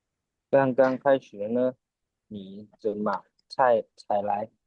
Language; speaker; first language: Chinese; non-native, learner; Lao